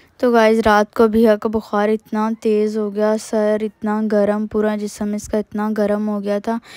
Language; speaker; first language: Urdu; native; Urdu